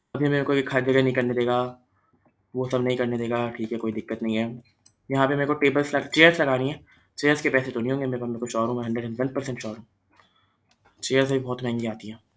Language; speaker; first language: Hindi; native; Hindi